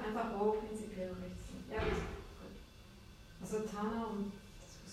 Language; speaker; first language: German; non-native, fluent; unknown